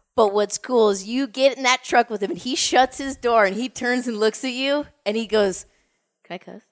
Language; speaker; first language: English; native; English